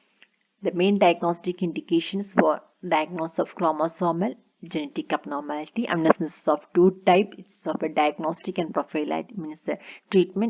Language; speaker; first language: English; non-native, local second language; Malayalam